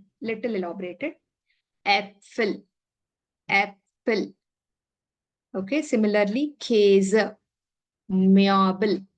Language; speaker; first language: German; non-native, fluent; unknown